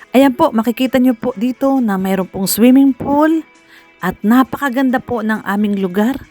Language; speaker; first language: Filipino; native; Filipino